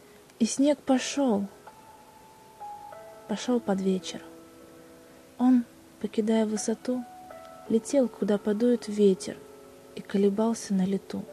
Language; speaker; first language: Russian; native; Russian